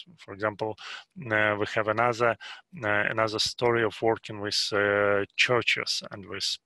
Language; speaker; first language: English; non-native, fluent; Russian